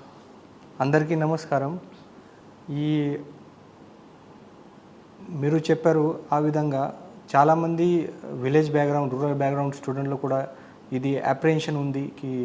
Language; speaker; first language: Telugu; non-native, learner; Marathi